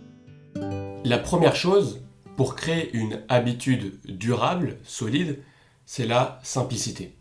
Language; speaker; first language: French; native; French